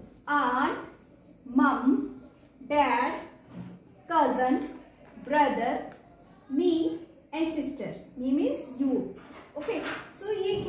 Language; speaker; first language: Hindi; native; Hindi